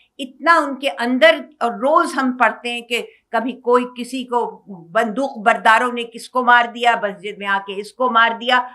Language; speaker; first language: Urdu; native; Urdu